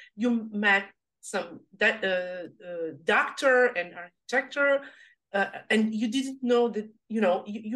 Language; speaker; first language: English; non-native, learner; Serbian